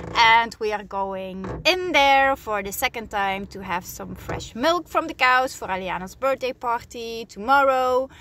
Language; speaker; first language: English; non-native, fluent; Dutch